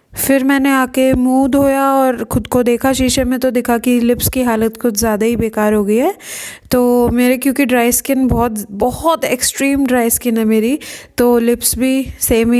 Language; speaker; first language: Hindi; native; Hindi